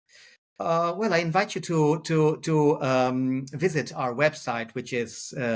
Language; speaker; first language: English; non-native, fluent; German